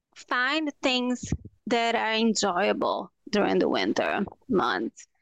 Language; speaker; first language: English; non-native, fluent; Portuguese